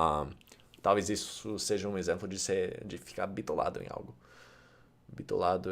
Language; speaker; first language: Portuguese; non-native, fluent; English